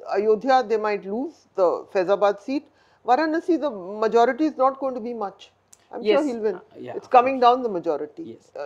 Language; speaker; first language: English; non-native, local second language; Hindi